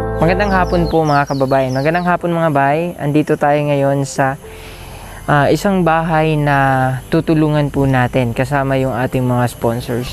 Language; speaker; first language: Filipino; non-native, local second language; Cebuano